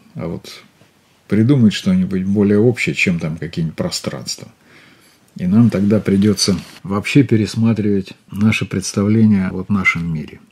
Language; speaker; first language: Russian; native; Russian